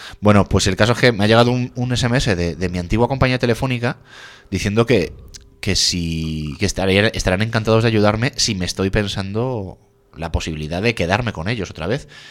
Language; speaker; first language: Spanish; native; Spanish